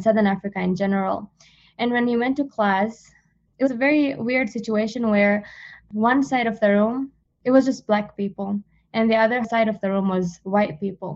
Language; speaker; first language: English; non-native, fluent; Divehi